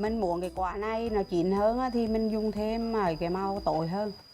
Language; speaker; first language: Vietnamese; native; Vietnamese